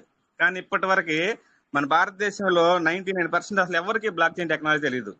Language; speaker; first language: Telugu; native; Telugu